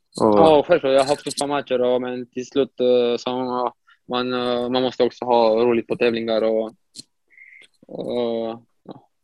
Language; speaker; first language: Swedish; non-native, fluent; Romanian